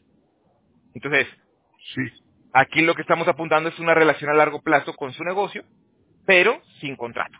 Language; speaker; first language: Spanish; native; Spanish